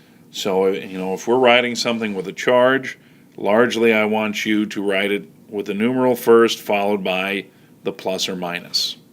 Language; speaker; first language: English; native; English